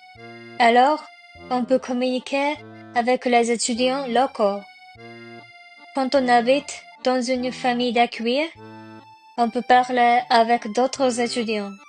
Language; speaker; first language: French; non-native, learner; Japanese